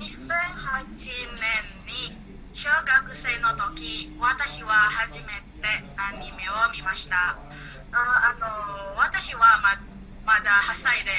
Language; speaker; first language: Japanese; non-native, learner; Indonesian